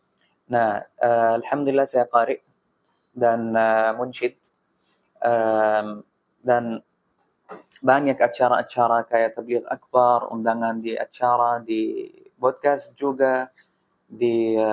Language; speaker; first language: Indonesian; non-native, fluent; Arabic